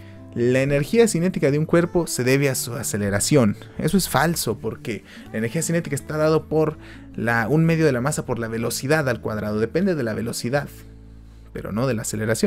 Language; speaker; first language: Spanish; native; Spanish